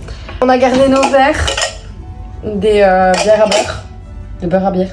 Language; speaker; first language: French; native; French